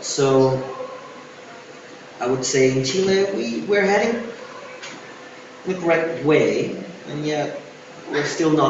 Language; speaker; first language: English; non-native, fluent; Spanish